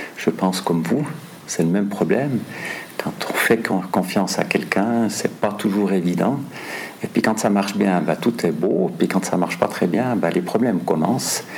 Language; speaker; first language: French; non-native, local second language; German